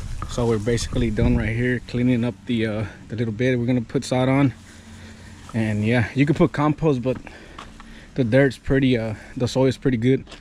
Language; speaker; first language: English; early bilingual, other home language; Spanish